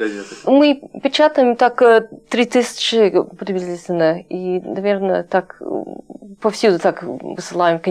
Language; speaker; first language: Russian; non-native, fluent; English